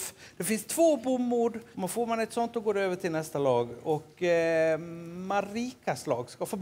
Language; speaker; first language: Swedish; native; Swedish